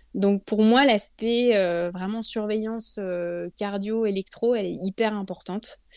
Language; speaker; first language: French; native; French